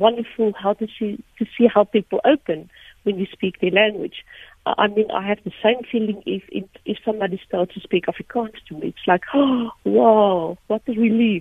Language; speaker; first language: English; non-native, local second language; Afrikaans